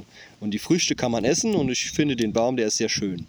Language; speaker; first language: German; native; German